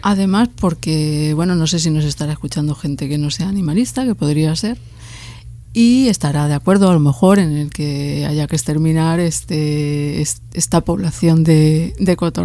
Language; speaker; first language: Spanish; native; Spanish